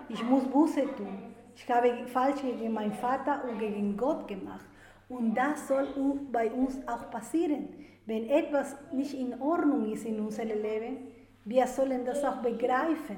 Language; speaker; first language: German; non-native, fluent; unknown